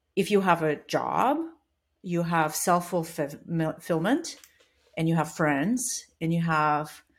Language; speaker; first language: English; non-native, fluent; Russian